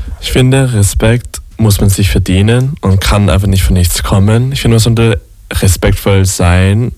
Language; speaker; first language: German; native; German